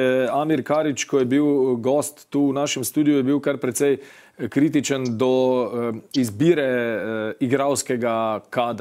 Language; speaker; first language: Slovenian; native; Slovenian